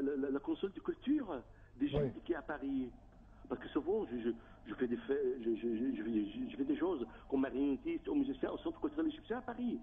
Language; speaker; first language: French; non-native, fluent; Arabic